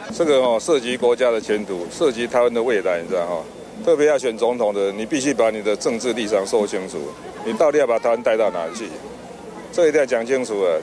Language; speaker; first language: Chinese; native; Chinese